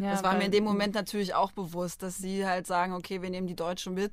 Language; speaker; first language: German; native; German